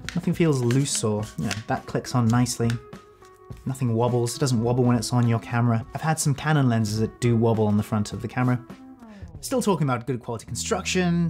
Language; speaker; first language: English; native; English